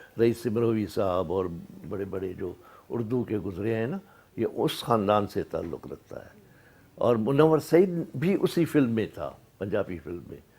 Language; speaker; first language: Urdu; non-native, local second language; Sindhi